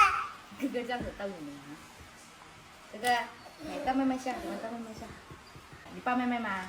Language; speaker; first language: Chinese; native; Chinese